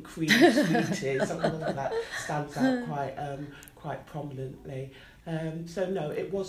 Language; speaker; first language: English; native; English